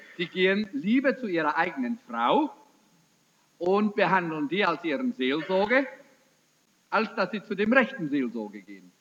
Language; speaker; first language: German; early bilingual, heritage; German